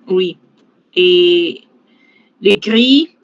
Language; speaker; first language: French; non-native, fluent; Spanish